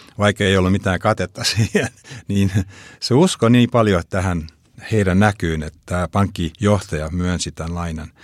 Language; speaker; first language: Finnish; early bilingual, heritage; Finnish